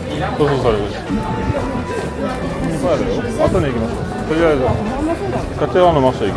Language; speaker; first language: Japanese; non-native, fluent; French